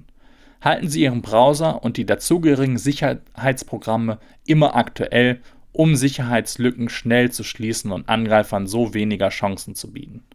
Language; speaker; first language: German; native; German